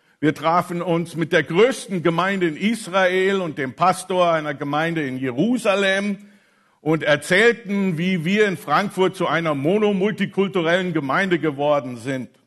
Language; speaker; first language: German; non-native, fluent; English